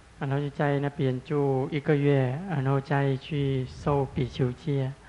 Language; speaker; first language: Chinese; non-native, fluent; Thai